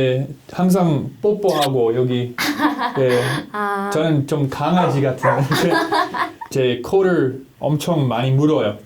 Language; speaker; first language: Korean; non-native, learner; English